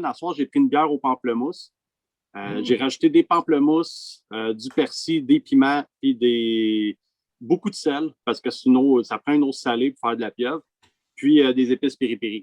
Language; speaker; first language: French; native; French